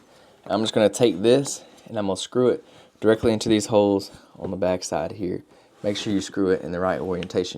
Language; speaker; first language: English; native; English